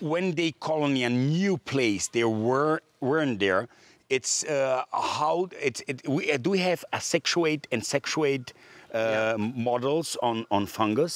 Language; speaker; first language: English; non-native, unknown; Portuguese